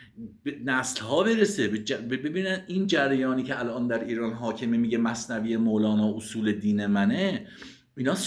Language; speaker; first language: Persian; native; Persian